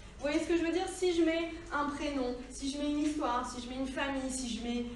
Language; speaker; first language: French; native; French